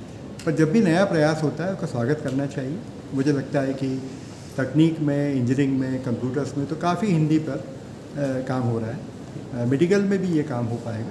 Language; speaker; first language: Hindi; native; Hindi